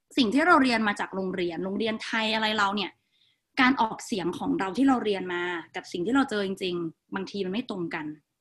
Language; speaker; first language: Thai; non-native, local second language; Northeastern Thai